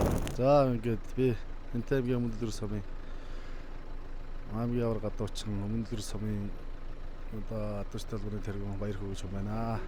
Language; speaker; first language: Mongolian; native; Mongolian